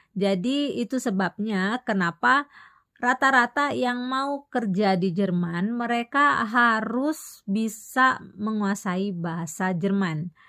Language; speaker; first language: Indonesian; native; Indonesian